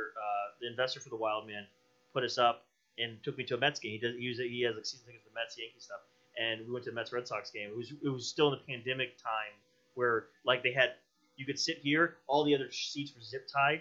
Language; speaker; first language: English; native; English